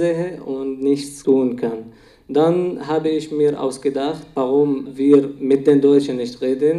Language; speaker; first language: German; non-native, fluent; Arabic